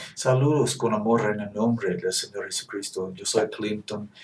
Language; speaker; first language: Spanish; non-native, learner; English